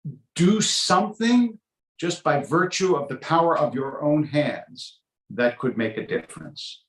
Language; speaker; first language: English; native; English